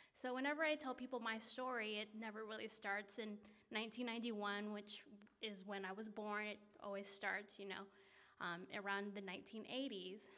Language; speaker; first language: English; native; English